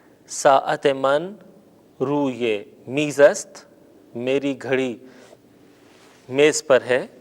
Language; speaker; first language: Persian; non-native, fluent; Urdu